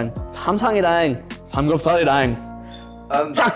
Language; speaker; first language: Korean; non-native, fluent; English